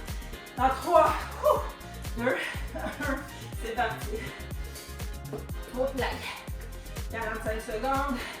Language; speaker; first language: French; native; French